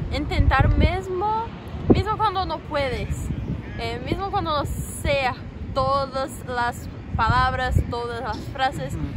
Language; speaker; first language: Spanish; non-native, learner; Portuguese